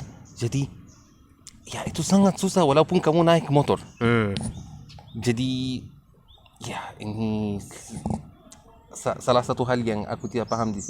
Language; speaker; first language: Indonesian; non-native, learner; Arabic